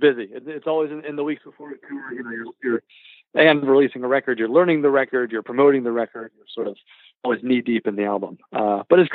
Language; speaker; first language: English; native; English